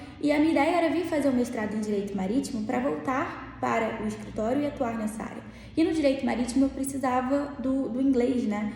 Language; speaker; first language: Portuguese; native; Portuguese